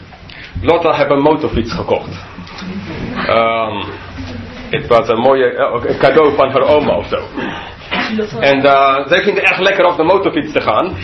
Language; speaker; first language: Dutch; non-native, fluent; English